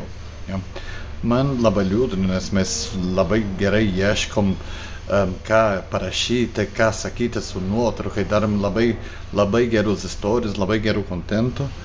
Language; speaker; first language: Lithuanian; early bilingual, heritage; Portuguese